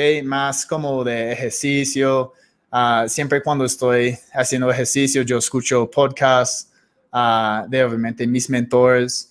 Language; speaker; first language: Spanish; non-native, fluent; English